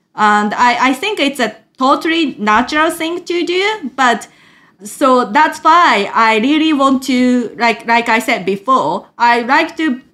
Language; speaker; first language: English; non-native, fluent; Japanese